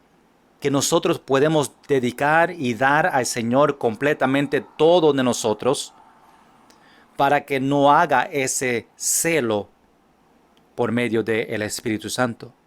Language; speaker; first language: Spanish; non-native, fluent; English